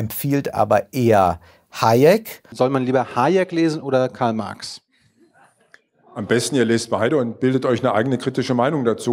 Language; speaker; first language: German; native; German